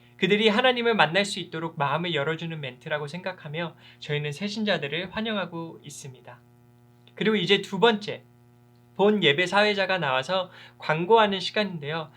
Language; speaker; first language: Korean; early bilingual, heritage; Korean